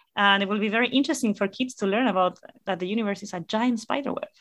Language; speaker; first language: English; non-native, fluent; Spanish